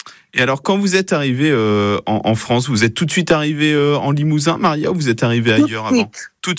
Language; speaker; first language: French; native; French